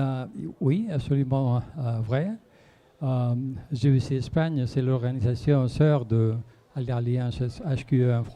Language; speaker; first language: French; non-native, fluent; Spanish